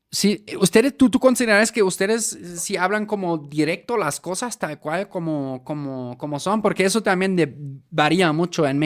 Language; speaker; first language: Spanish; native; Spanish